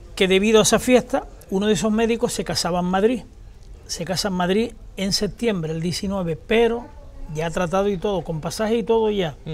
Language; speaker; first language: Spanish; native; Spanish